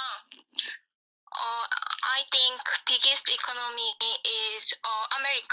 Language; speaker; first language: English; non-native, learner; Korean